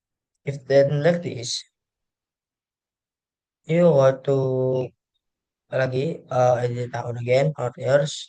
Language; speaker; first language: English; non-native, learner; Indonesian